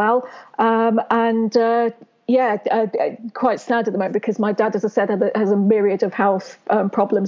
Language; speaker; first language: English; native; English